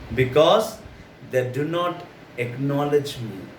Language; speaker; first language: English; non-native, local second language; Telugu